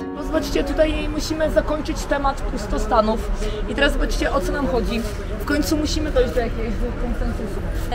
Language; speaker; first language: Polish; native; Polish